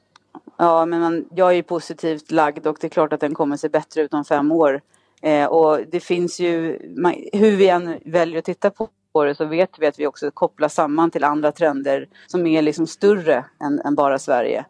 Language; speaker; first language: Swedish; native; Swedish